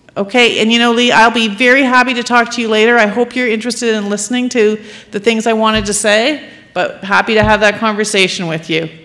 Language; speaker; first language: English; native; English